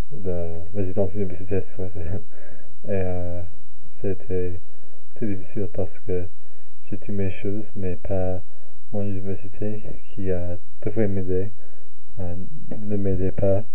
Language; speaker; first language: French; non-native, learner; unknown